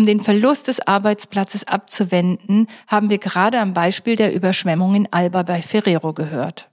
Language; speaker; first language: German; native; German